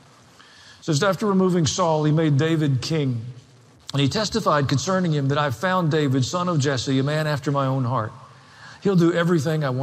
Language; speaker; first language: English; native; English